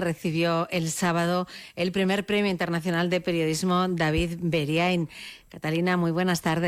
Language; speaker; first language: Spanish; native; Spanish